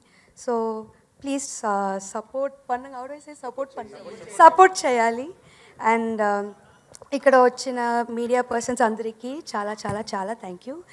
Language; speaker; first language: Telugu; non-native, learner; Tamil